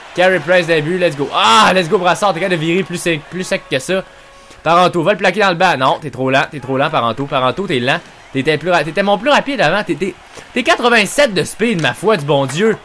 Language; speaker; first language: French; native; French